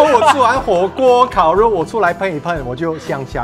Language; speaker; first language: Chinese; non-native, fluent; Cantonese